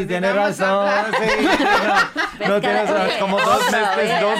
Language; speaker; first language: Spanish; early bilingual, heritage; Spanish